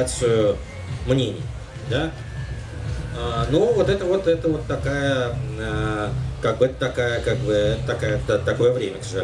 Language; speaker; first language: Russian; native; Russian